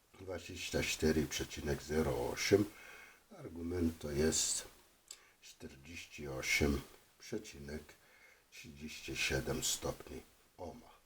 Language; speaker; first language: Polish; non-native, learner; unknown